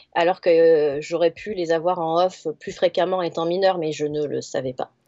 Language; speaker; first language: French; native; French